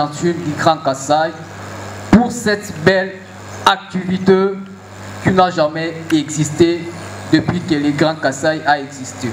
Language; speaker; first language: French; non-native, local second language; Luba-Lulua